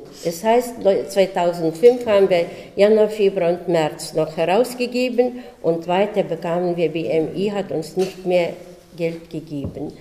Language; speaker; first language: German; early bilingual, heritage; German